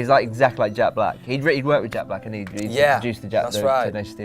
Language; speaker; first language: English; native; English